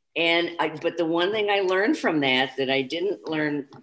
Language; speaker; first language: English; native; English